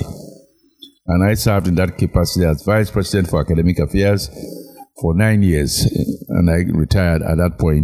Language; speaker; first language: English; non-native, local second language; Krio